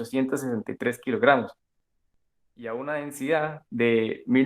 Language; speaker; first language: Spanish; native; Spanish